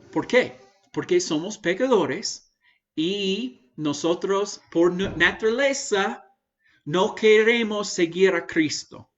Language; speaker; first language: Spanish; non-native, fluent; English